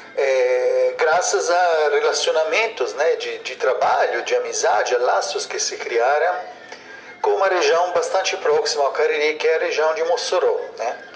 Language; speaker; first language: Portuguese; non-native, fluent; Italian